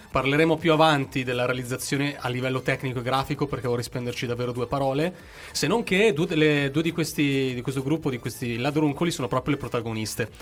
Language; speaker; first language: Italian; native; Italian